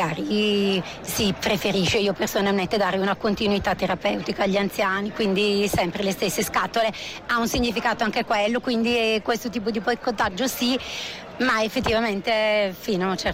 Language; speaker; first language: Italian; native; Italian